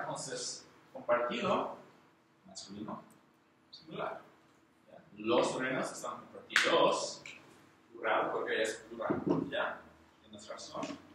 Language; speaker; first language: Spanish; non-native, learner; English